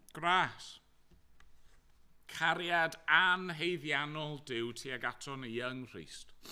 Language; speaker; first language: Welsh; native; Welsh